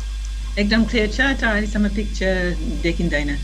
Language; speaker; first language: Nepali; non-native, learner; English